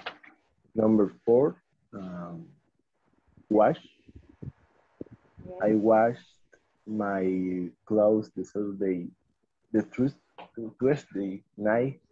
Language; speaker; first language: English; non-native, learner; Spanish